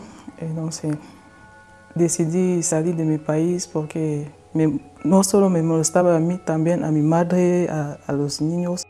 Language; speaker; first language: Spanish; non-native, fluent; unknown